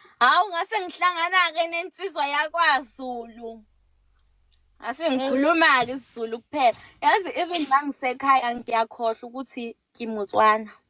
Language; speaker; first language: Zulu; non-native, local second language; Tswana